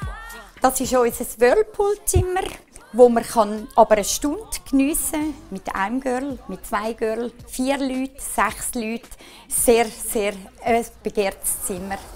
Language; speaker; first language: German; native; German